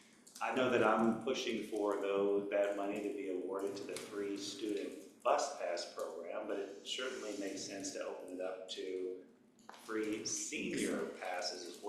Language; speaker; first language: English; native; English